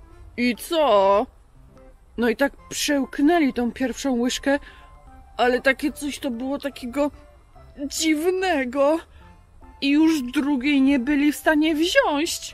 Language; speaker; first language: Polish; native; Polish